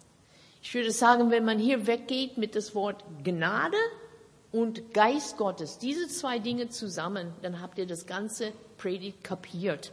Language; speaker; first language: German; non-native, fluent; English